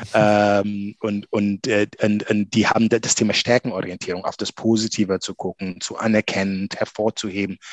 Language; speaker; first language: German; non-native, fluent; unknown